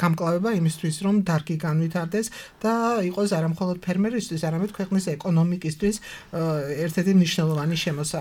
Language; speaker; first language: Georgian; native; Georgian